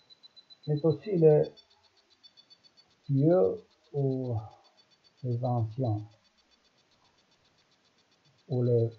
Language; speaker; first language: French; non-native, learner; Romanian